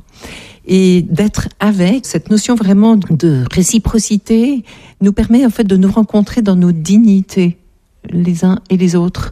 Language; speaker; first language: French; native; French